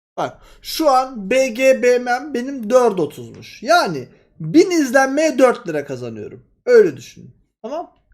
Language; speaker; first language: Turkish; native; Turkish